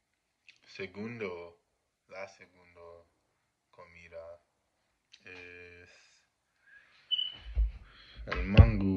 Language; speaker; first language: Spanish; non-native, learner; English